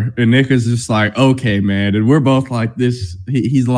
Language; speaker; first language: English; native; English